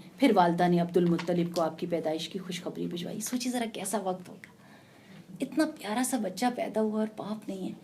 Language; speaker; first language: Urdu; native; Urdu